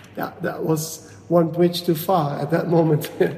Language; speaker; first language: English; non-native, fluent; Dutch